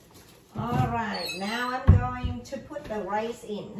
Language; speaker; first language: English; non-native, learner; Vietnamese